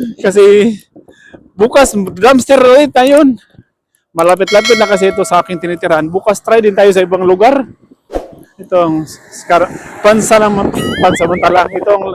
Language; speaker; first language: Filipino; non-native, local second language; Cebuano